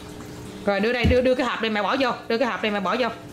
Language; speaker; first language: Vietnamese; native; Vietnamese